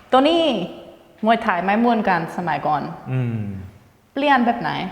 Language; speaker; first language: Thai; non-native, fluent; English